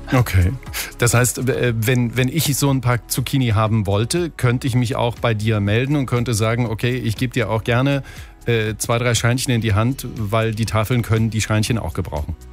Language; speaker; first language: German; native; German